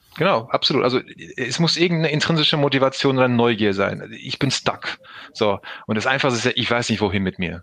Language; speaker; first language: German; early bilingual, other home language; Turkish